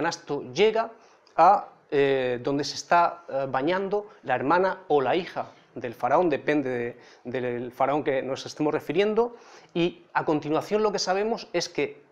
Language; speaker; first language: Spanish; native; Spanish